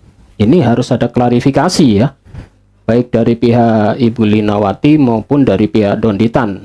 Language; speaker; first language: Indonesian; native; Indonesian